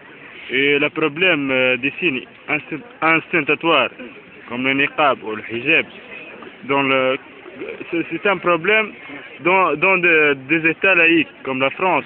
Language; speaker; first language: French; non-native, local second language; Arabic